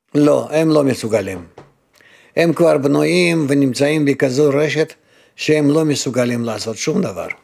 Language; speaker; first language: Hebrew; non-native, fluent; Russian